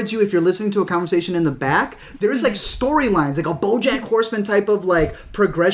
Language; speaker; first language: English; native; English